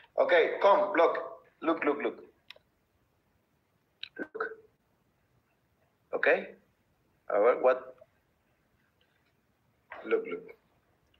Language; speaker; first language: English; non-native, learner; Spanish